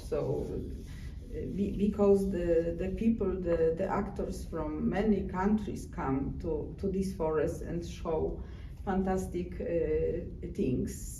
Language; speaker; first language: English; non-native, learner; Polish